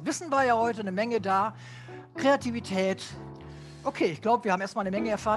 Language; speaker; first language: German; native; German